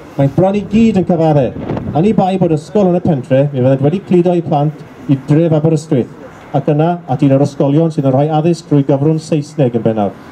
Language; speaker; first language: Welsh; native; Welsh